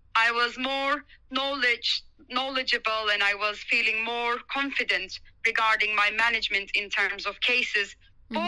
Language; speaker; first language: English; non-native, fluent; Turkish